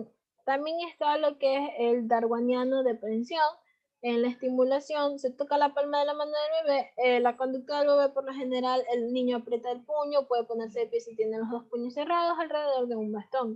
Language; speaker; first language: Spanish; native; Spanish